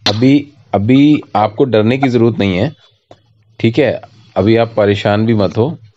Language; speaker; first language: Hindi; native; Hindi